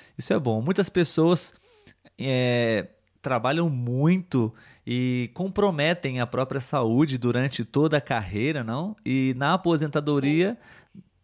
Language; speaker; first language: Portuguese; native; Portuguese